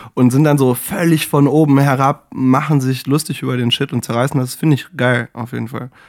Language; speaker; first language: German; native; German